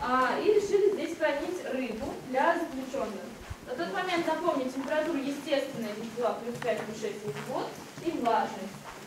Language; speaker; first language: Russian; native; Russian